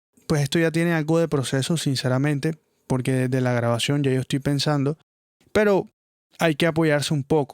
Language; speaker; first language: Spanish; native; Spanish